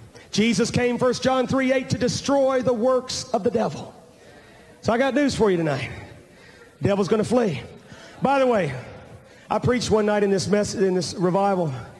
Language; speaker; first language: English; native; English